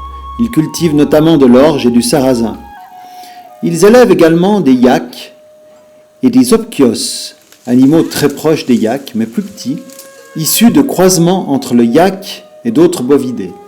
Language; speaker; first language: French; native; French